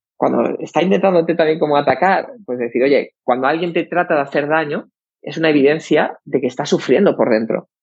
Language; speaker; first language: Spanish; native; Spanish